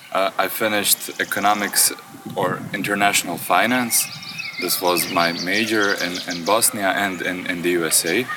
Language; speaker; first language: English; non-native, fluent; Croatian